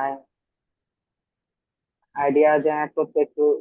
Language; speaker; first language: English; non-native, learner; Bangla